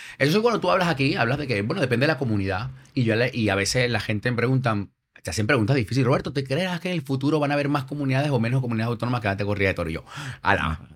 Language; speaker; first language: Spanish; native; Spanish